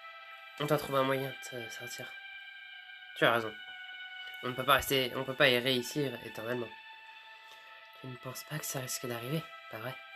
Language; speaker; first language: French; native; French